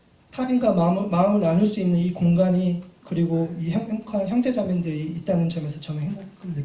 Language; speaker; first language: Korean; native; Korean